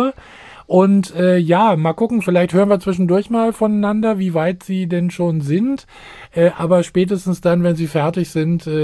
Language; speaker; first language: German; native; German